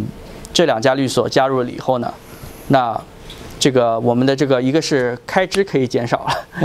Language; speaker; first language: Chinese; native; Chinese